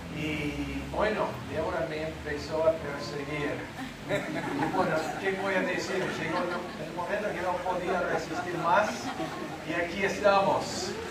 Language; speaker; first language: Spanish; non-native, fluent; English